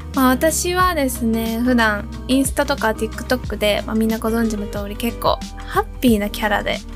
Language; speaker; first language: Japanese; early bilingual, heritage; Japanese